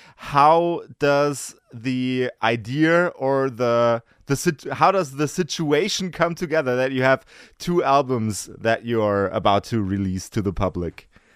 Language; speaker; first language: English; non-native, fluent; German